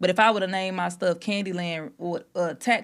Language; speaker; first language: English; native; English